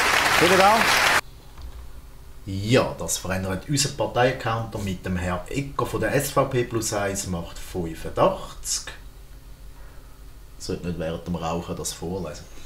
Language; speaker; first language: German; native; German